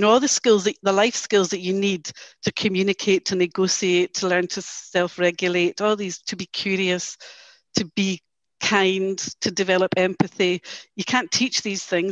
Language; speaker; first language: English; native; English